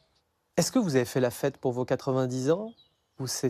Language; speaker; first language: French; native; French